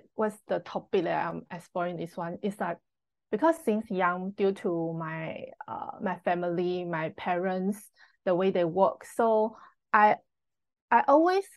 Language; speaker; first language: English; non-native, fluent; Chinese